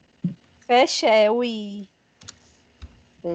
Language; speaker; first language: French; non-native, learner; Portuguese